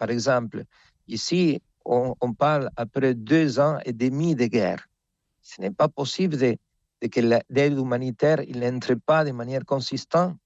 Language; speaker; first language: French; non-native, fluent; Spanish